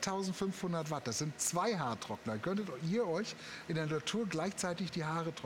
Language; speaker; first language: German; native; German